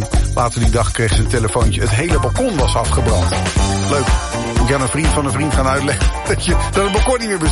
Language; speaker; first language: Dutch; native; Dutch